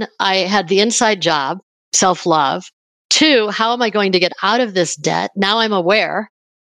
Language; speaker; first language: English; native; English